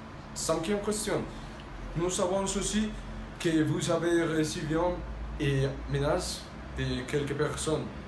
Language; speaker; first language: French; non-native, learner; Spanish